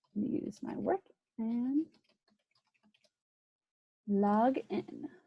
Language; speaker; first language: English; native; English